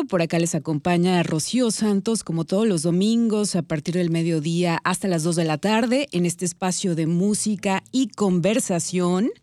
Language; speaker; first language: Spanish; native; Spanish